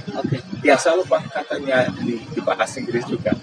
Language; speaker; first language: Indonesian; non-native, fluent; Portuguese